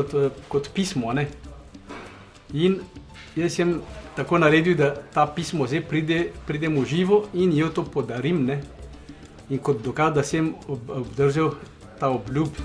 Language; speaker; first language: Slovenian; non-native, learner; Malagasy